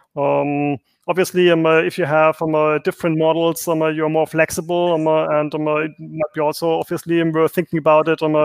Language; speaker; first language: English; non-native, fluent; German